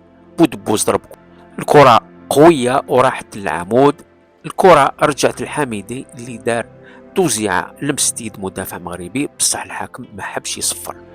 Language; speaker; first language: Arabic; non-native, local second language; Kabyle